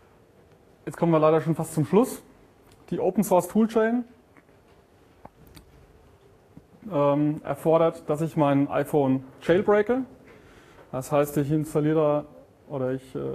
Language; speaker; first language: German; native; German